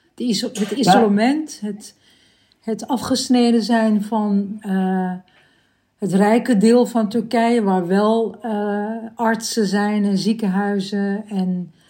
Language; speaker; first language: Dutch; early bilingual, other home language; Turkish